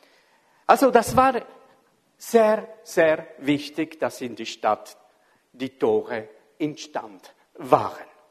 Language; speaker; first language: German; non-native, fluent; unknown